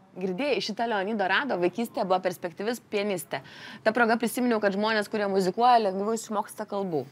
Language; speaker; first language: Lithuanian; native; Lithuanian